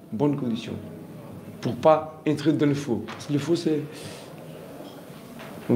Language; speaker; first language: French; non-native, learner; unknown